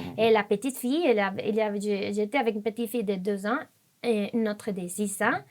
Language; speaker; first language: French; non-native, fluent; Spanish